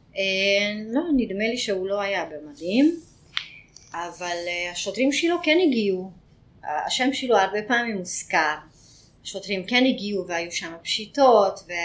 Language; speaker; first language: Hebrew; non-native, fluent; Hungarian